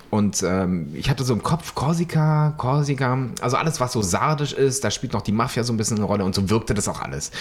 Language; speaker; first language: German; native; German